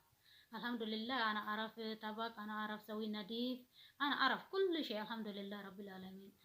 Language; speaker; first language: Arabic; non-native, learner; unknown